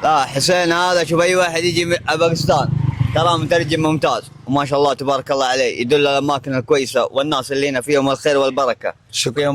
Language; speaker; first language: Arabic; native; Arabic